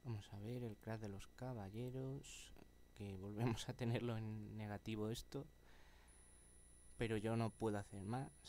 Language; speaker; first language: Spanish; native; Spanish